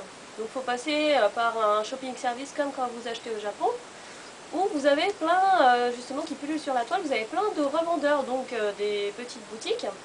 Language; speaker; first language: French; native; French